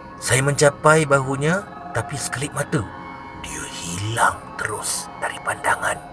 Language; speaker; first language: Malay; native; Malay